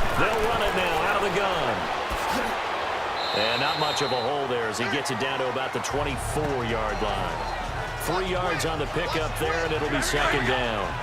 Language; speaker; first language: English; native; English